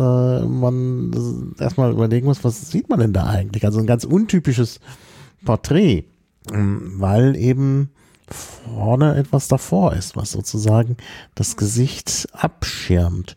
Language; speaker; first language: German; native; German